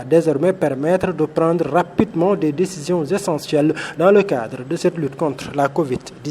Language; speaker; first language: French; non-native, local second language; Wolof